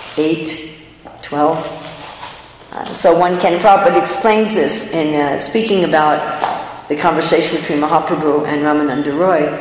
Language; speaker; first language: English; native; English